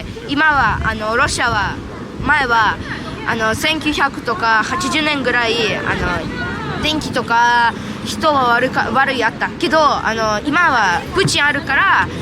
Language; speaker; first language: Japanese; non-native, learner; Russian